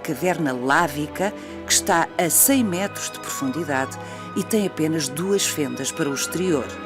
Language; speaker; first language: Portuguese; native; Portuguese